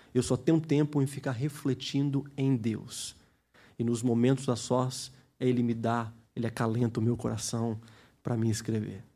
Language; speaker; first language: Portuguese; early bilingual, heritage; Portuguese